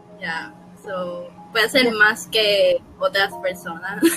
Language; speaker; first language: Spanish; early bilingual, heritage; Spanish